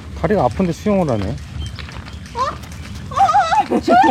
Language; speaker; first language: Korean; native; Korean